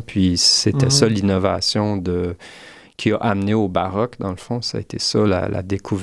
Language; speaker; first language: French; native; French